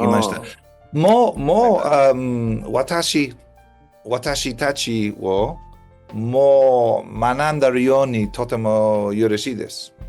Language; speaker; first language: Japanese; non-native, learner; English